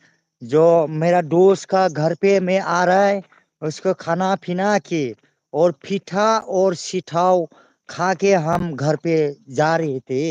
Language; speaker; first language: Hindi; non-native, local second language; Bodo